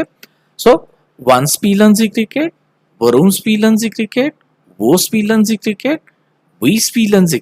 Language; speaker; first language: German; non-native, fluent; Marathi